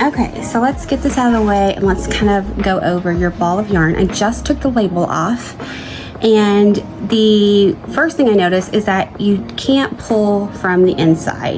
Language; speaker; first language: English; native; English